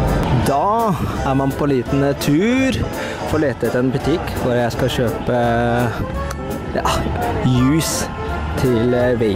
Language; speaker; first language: Norwegian; native; Norwegian